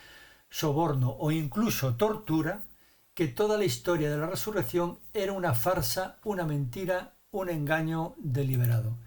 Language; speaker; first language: Spanish; native; Spanish